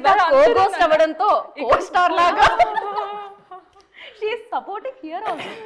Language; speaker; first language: Telugu; native; Telugu